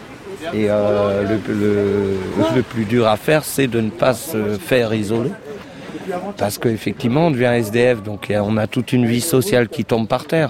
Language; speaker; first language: French; native; French